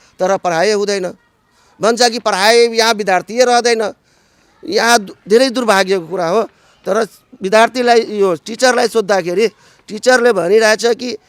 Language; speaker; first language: Nepali; non-native, local second language; Maithili